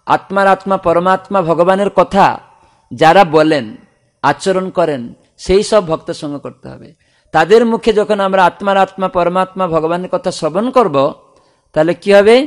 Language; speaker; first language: Bangla; non-native, fluent; Odia